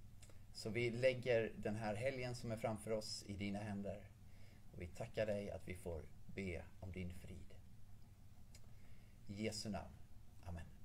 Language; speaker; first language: Swedish; native; Swedish